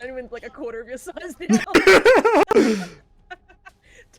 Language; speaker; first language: English; native; English